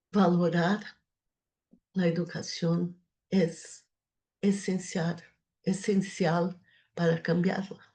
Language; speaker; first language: Spanish; non-native, fluent; Portuguese